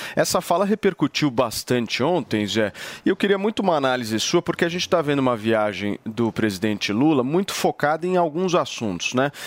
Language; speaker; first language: Portuguese; native; Portuguese